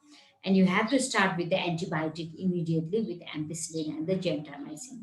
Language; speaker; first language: English; non-native, local second language; Nepali